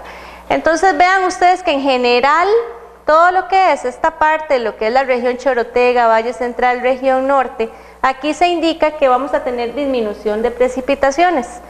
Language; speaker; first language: Spanish; native; Spanish